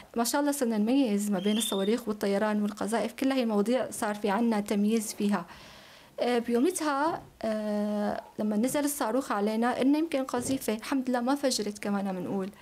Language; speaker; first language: Arabic; native; Arabic